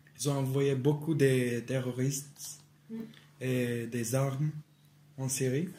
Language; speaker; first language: French; non-native, learner; Arabic